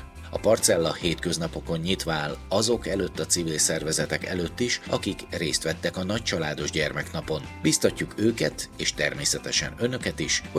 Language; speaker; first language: Hungarian; native; Hungarian